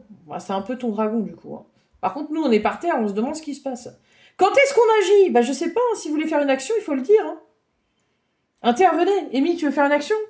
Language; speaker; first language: French; native; French